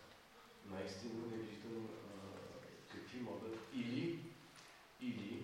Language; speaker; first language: Bulgarian; non-native, fluent; French